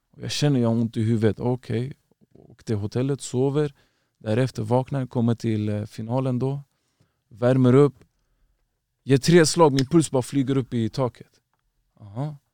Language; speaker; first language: Swedish; early bilingual, other home language; Uzbek